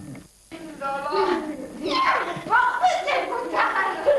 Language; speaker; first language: Italian; native; Italian